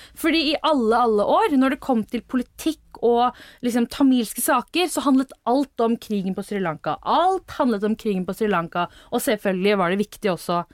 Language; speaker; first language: Norwegian; early bilingual, other home language; Tamil